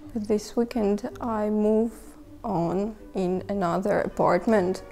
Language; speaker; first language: English; non-native, learner; Russian